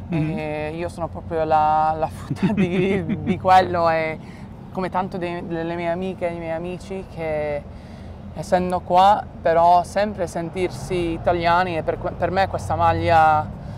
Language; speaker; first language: Italian; early bilingual, other home language; English